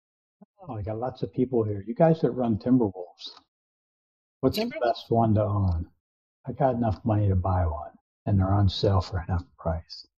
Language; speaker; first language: English; native; English